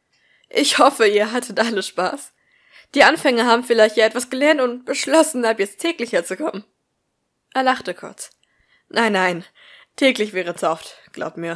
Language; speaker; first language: German; native; German